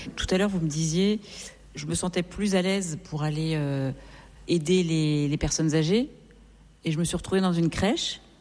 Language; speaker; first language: French; native; French